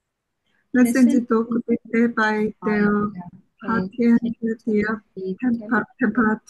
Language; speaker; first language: German; non-native, learner; Korean